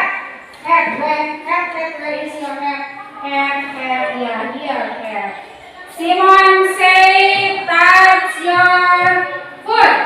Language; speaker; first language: English; non-native, learner; Indonesian